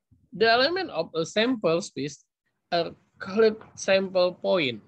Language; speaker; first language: English; non-native, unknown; Indonesian